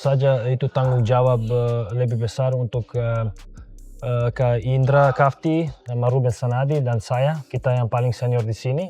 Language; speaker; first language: Indonesian; non-native, fluent; Serbian